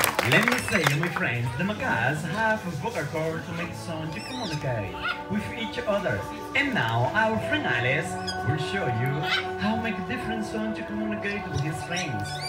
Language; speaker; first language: English; non-native, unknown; Spanish